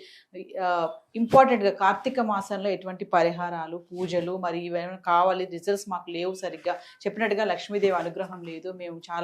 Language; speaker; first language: Telugu; native; Telugu